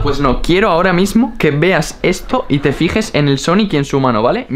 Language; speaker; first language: Spanish; native; Spanish